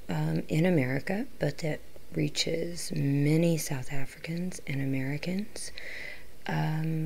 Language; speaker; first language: English; native; English